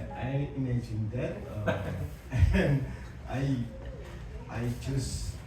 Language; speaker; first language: English; non-native, learner; Indonesian